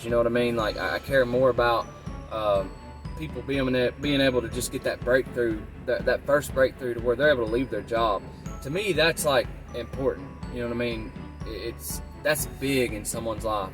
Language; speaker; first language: English; native; English